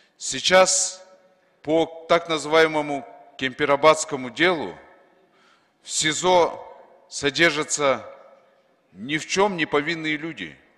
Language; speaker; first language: Russian; non-native, local second language; Kyrgyz